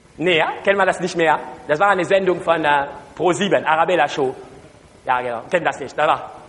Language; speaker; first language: German; non-native, learner; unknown